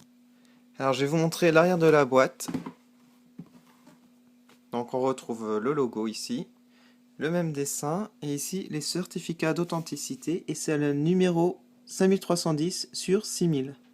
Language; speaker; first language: French; native; French